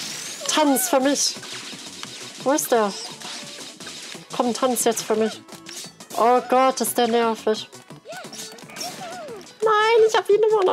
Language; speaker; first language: German; native; German